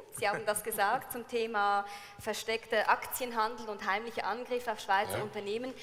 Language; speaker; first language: German; native; German